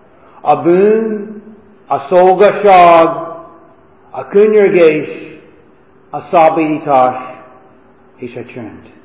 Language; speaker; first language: Hungarian; non-native, fluent; English